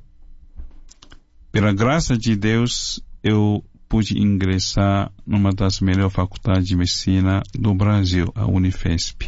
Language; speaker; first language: Portuguese; non-native, fluent; Chinese